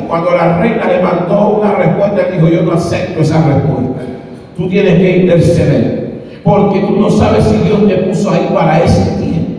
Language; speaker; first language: Spanish; native; Spanish